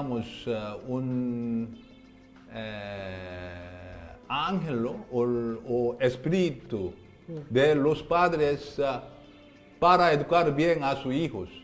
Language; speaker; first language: Spanish; non-native, learner; Korean